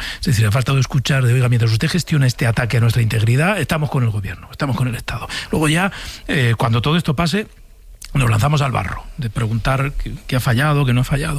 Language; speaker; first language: Spanish; native; Spanish